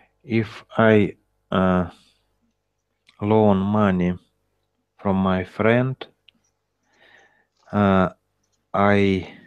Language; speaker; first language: English; non-native, learner; Russian